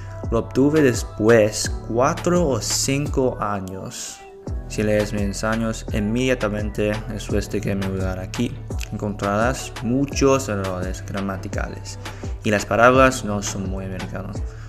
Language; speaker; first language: Spanish; non-native, learner; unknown